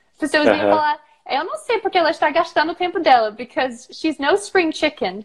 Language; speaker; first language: English; native; English